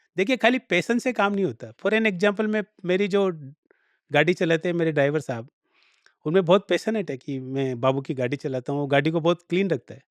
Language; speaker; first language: Hindi; native; Hindi